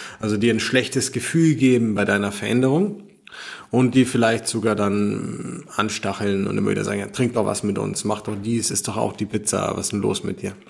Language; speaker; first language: German; native; German